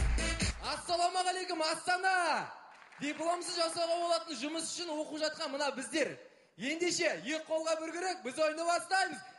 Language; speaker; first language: Kazakh; native; Kazakh